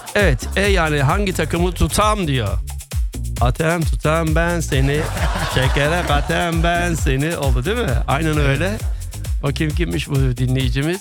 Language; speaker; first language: Turkish; early bilingual, heritage; Turkish